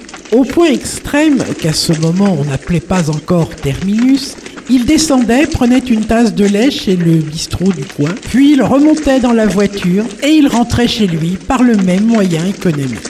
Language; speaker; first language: French; native; French